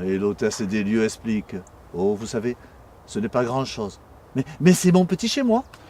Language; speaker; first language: French; native; French